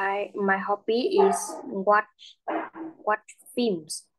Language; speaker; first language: English; non-native, learner; Vietnamese